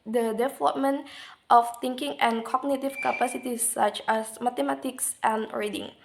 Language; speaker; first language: English; non-native, learner; Indonesian